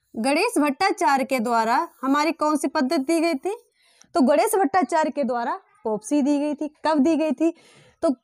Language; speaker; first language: Hindi; native; Hindi